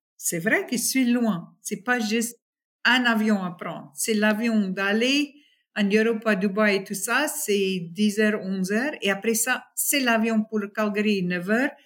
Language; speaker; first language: French; non-native, fluent; English